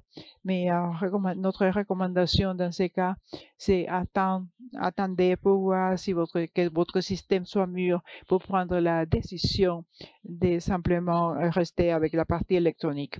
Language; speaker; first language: French; non-native, fluent; English